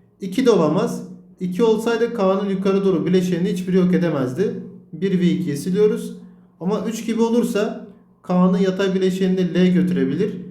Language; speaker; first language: Turkish; native; Turkish